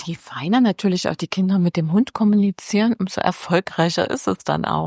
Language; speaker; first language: German; native; German